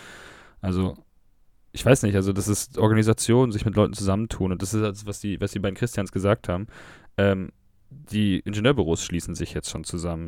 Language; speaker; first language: German; native; German